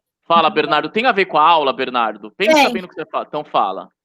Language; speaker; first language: Portuguese; native; Portuguese